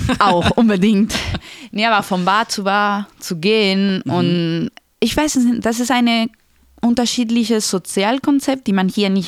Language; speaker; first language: German; non-native, fluent; Spanish